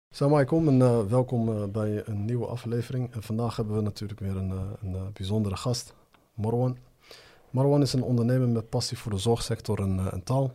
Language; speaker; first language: Dutch; native; Dutch